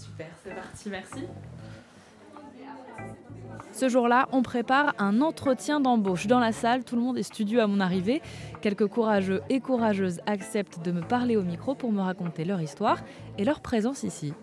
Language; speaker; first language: French; native; French